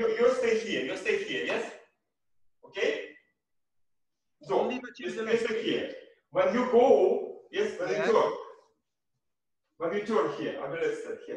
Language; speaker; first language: English; non-native, learner; Russian